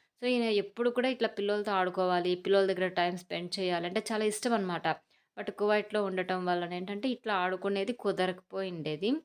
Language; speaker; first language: Telugu; native; Telugu